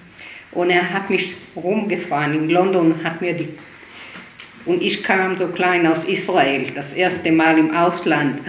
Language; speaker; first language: German; early bilingual, heritage; German